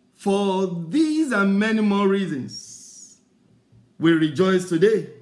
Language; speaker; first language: English; non-native, local second language; Yoruba